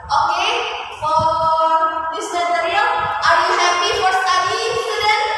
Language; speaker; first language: English; non-native, local second language; Indonesian